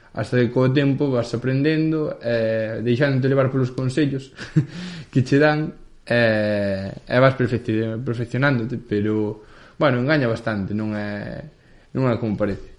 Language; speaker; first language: Galician; early bilingual, other home language; Spanish